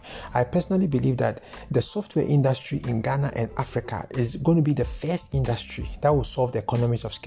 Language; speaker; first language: English; non-native, local second language; Akan